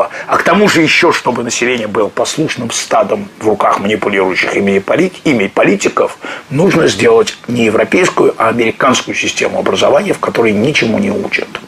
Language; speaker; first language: Russian; native; Russian